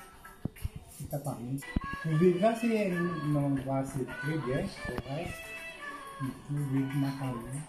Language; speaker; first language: French; non-native, local second language; Morisyen